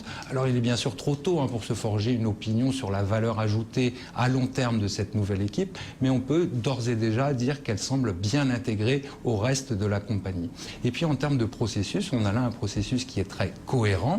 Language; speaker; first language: French; native; French